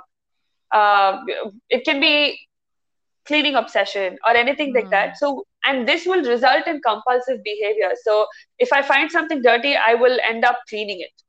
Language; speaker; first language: English; non-native, local second language; Tamil